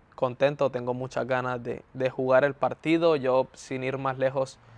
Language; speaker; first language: Spanish; native; Spanish